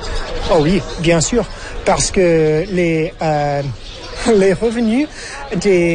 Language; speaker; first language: French; non-native, fluent; English